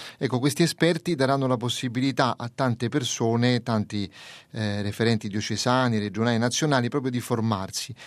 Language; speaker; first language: Italian; native; Italian